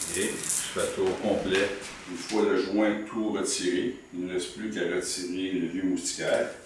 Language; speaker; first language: French; native; French